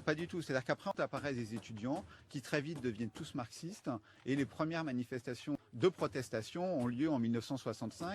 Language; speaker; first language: French; native; French